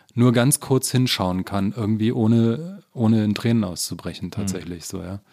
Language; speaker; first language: German; native; German